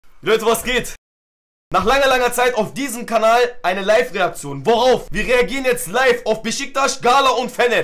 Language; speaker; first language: German; early bilingual, other home language; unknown